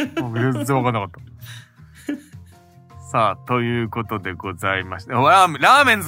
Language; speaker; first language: Japanese; native; Japanese